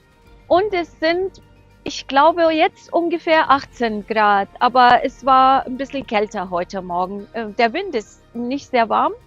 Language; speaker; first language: German; non-native, fluent; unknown